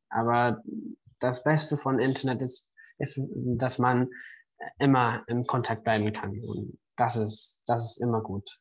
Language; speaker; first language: German; non-native, fluent; Spanish